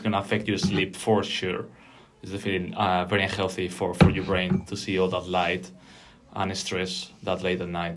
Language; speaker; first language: English; non-native, fluent; Spanish